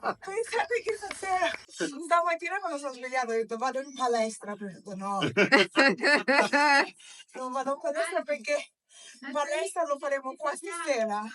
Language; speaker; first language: Italian; early bilingual, other home language; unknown